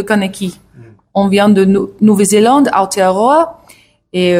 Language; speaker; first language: French; non-native, learner; English